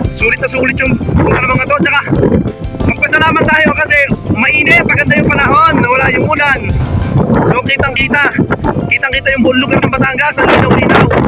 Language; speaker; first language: Filipino; native; Filipino